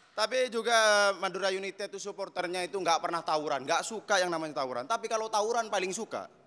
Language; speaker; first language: Indonesian; native; Indonesian